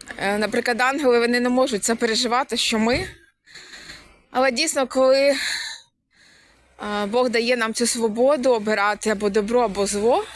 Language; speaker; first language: Ukrainian; native; Ukrainian